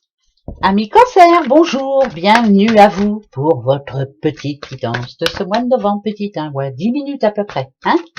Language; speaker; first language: French; native; French